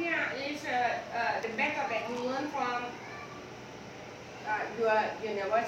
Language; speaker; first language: English; non-native, learner; Thai